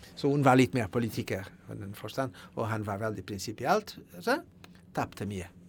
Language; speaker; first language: Norwegian; non-native, fluent; French